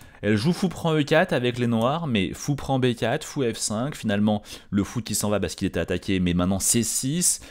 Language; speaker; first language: French; native; French